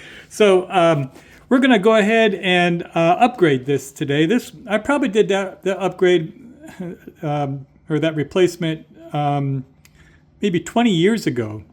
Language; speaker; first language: English; native; English